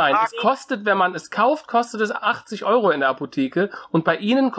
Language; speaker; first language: German; native; German